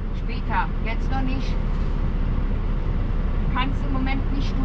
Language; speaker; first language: German; native; German